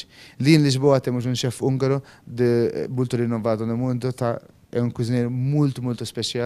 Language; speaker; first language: Portuguese; non-native, fluent; Maltese